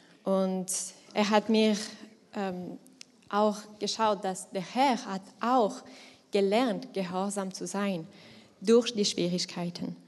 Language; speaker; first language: German; non-native, learner; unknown